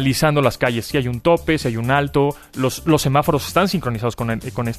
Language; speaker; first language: Spanish; native; Spanish